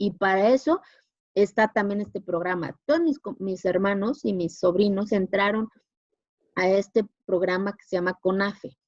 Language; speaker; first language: Spanish; non-native, local second language; Zapotec